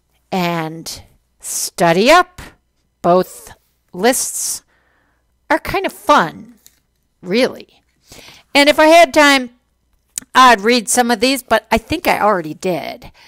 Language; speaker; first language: English; native; English